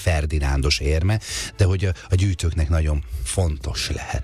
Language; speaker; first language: Hungarian; native; Hungarian